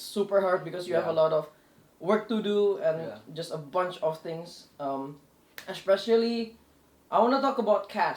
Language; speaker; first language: English; non-native, local second language; Indonesian